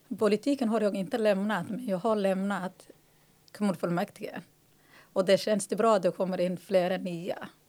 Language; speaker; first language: Swedish; non-native, fluent; Somali